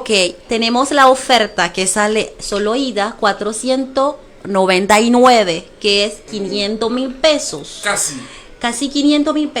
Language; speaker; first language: Spanish; non-native, fluent; Haitian Creole